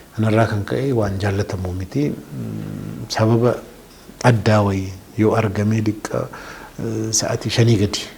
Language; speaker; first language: Oromo; native; Oromo